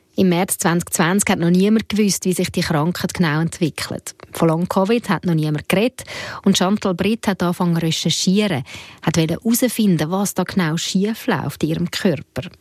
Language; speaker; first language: German; native; German